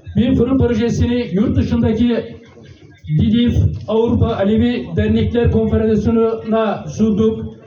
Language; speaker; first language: Turkish; native; Turkish